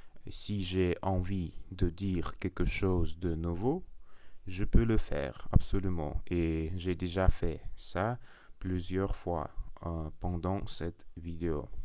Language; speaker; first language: French; non-native, learner; Russian